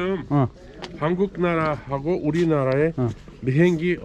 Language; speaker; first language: Korean; non-native, learner; Uzbek